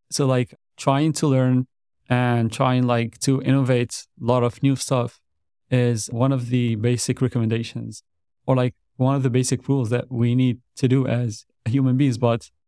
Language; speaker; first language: English; non-native, fluent; Arabic